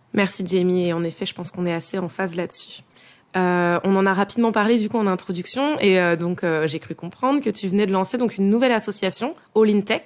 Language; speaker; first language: French; native; French